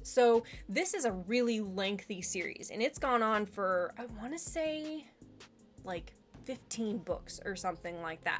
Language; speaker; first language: English; native; English